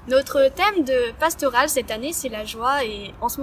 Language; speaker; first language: French; native; French